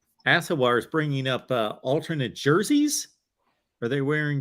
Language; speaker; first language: English; native; English